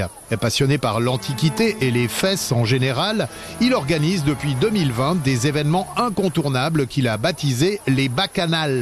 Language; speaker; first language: French; native; French